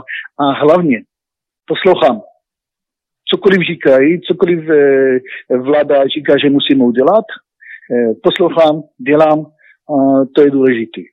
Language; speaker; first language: Czech; non-native, learner; Hebrew